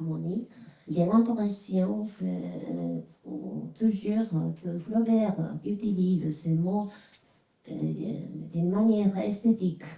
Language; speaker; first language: French; non-native, fluent; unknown